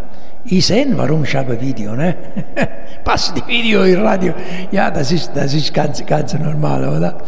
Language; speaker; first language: German; non-native, learner; Italian